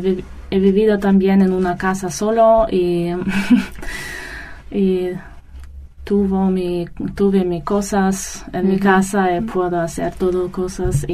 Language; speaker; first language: Spanish; non-native, learner; German